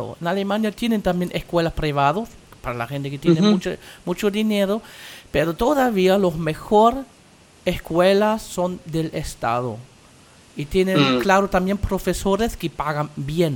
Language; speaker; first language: Spanish; non-native, fluent; German